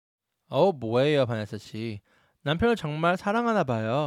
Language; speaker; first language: Korean; non-native, learner; English